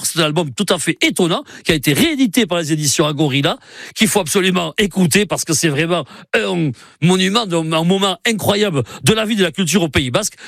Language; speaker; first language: French; native; French